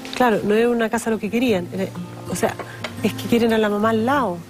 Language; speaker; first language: Spanish; native; Spanish